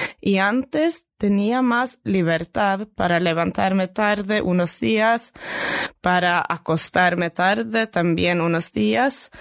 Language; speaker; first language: Spanish; non-native, fluent; Norwegian